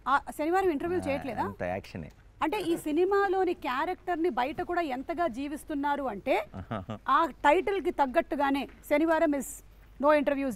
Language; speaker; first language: Telugu; native; Telugu